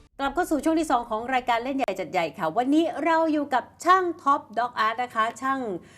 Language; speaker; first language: Thai; native; Thai